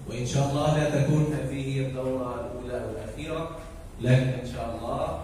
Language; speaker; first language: Indonesian; non-native, learner; Arabic